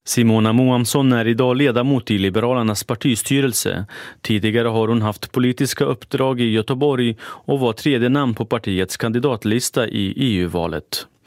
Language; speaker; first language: Swedish; native; Swedish